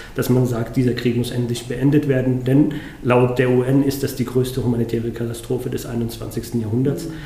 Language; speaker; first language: German; non-native, fluent; Arabic